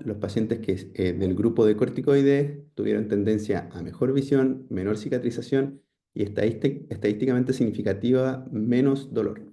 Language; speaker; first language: Spanish; native; Spanish